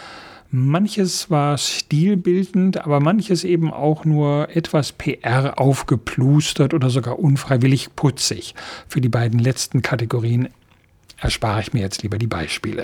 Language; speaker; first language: German; native; German